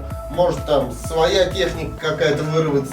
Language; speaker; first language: Russian; native; Russian